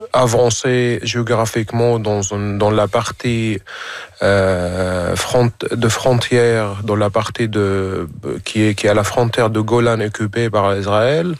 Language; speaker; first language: French; non-native, fluent; Arabic